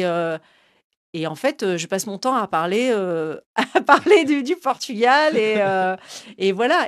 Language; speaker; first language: French; native; French